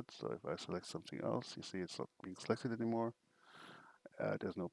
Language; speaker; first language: English; non-native, fluent; German